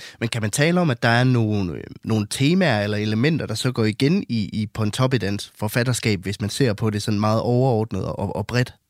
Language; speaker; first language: Danish; native; Danish